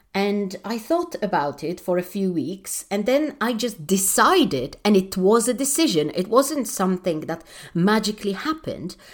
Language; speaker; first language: English; non-native, fluent; Polish